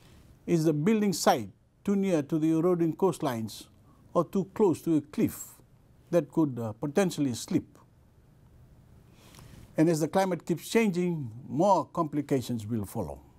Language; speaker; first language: English; non-native, local second language; Fijian